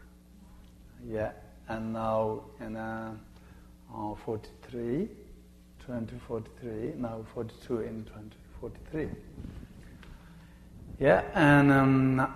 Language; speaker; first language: English; non-native, learner; Chinese